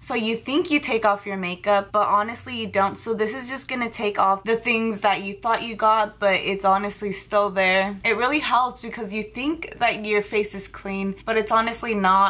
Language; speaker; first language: English; early bilingual, other home language; Spanish